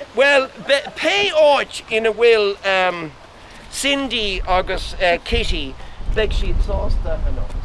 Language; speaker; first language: Irish; non-native, local second language; English